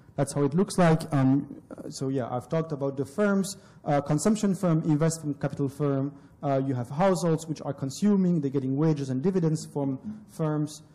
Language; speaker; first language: English; non-native, fluent; French